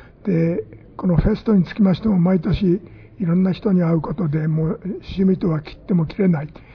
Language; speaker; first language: Japanese; native; Japanese